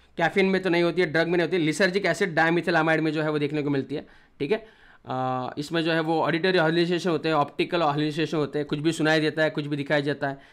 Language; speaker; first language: Hindi; non-native, local second language; Marathi